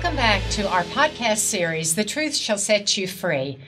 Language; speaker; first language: English; native; English